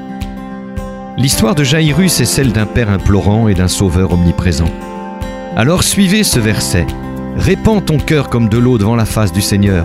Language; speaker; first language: French; native; French